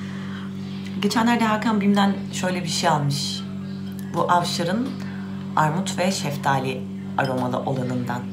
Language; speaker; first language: Turkish; native; Turkish